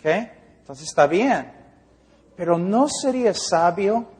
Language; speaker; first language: Spanish; non-native, fluent; English